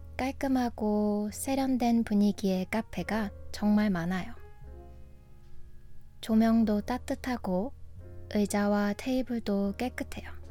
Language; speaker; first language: Korean; non-native, fluent; English